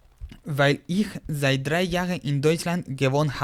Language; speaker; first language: German; non-native, fluent; Spanish